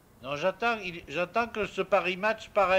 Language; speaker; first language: French; native; French